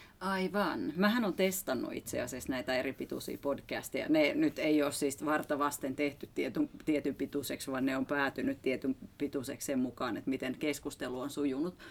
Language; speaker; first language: Finnish; native; Finnish